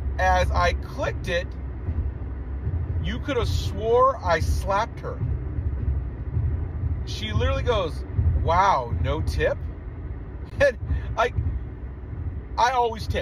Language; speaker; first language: English; native; English